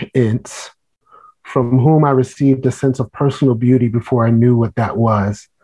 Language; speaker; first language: English; native; English